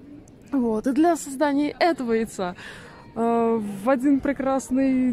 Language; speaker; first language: Russian; native; Russian